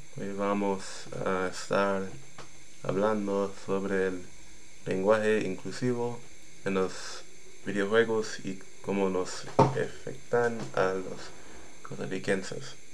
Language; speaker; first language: Spanish; non-native, learner; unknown